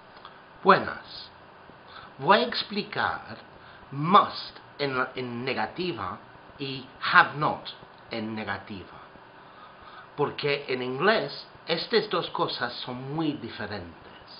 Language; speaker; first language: Spanish; non-native, fluent; English